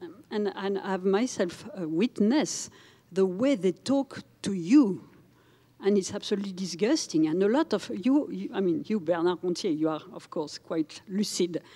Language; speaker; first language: English; non-native, fluent; French